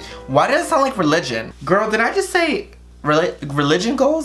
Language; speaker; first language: English; early bilingual, other home language; Spanish